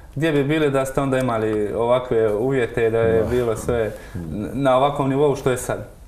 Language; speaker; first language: Croatian; native; Croatian